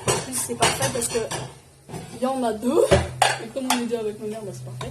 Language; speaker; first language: French; native; French